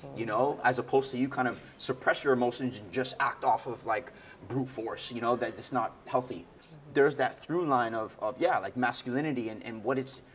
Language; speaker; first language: English; native; English